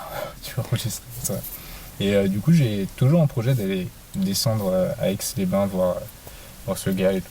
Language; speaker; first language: French; native; French